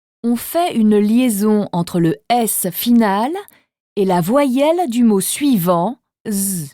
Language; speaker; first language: French; native; French